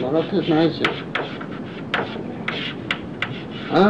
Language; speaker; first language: Russian; non-native, learner; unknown